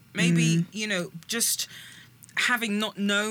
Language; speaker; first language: English; native; English